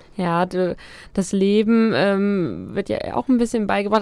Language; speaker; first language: German; native; German